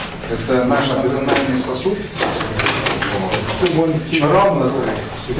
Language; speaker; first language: Russian; native; Russian